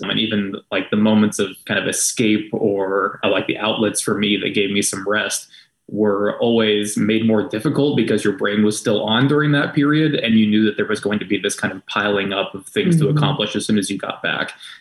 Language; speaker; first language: English; native; English